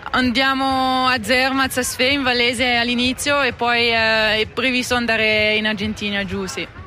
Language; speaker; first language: Italian; non-native, local second language; French